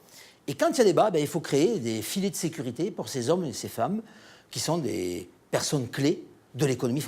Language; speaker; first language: French; native; French